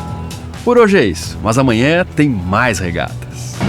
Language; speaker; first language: Portuguese; native; Portuguese